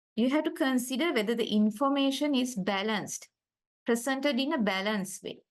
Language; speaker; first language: English; non-native, local second language; Sinhala